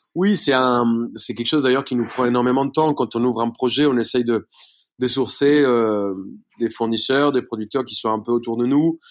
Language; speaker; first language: French; non-native, fluent; Spanish